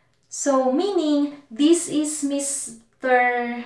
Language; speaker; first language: English; non-native, local second language; Filipino